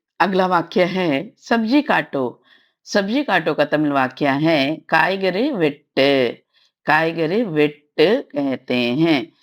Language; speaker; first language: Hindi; non-native, local second language; Tamil